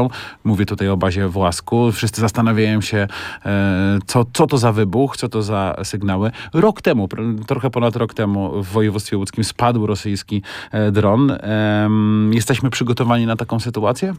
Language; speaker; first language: Polish; native; Polish